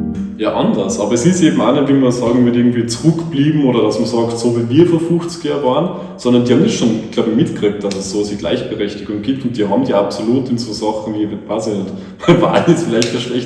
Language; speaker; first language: German; native; German